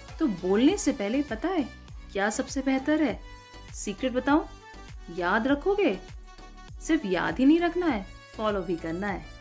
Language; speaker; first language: Hindi; native; Hindi